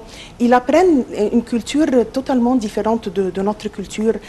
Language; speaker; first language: French; non-native, local second language; Arabic